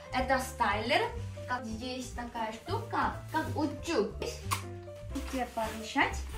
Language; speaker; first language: Russian; non-native, learner; Korean